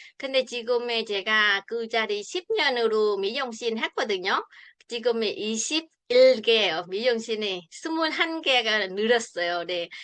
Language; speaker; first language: Korean; non-native, fluent; Vietnamese